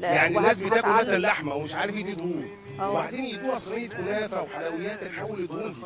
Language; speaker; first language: Arabic; native; Arabic